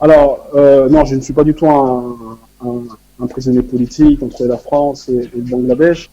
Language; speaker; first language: French; native; French